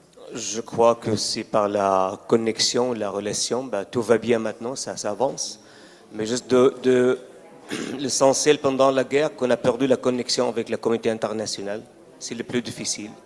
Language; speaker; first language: French; non-native, fluent; Arabic